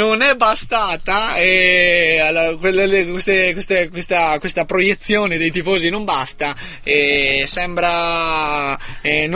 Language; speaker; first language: Italian; native; Italian